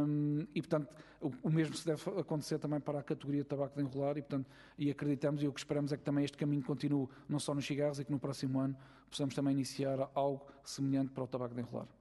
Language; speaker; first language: Portuguese; native; Portuguese